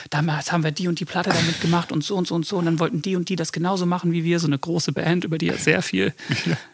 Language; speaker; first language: German; early bilingual, other home language; English